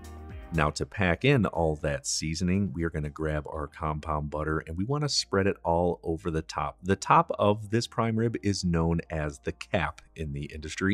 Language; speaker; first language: English; native; English